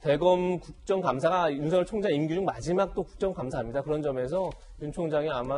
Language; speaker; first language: Korean; native; Korean